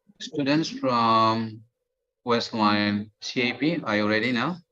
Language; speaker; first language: English; non-native, fluent; Indonesian